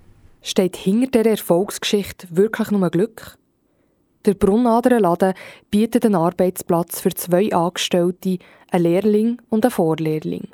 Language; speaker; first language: German; native; German